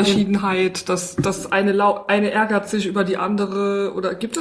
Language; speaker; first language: German; native; German